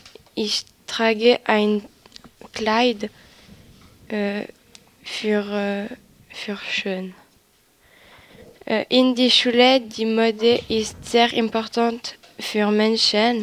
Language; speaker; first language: German; non-native, local second language; French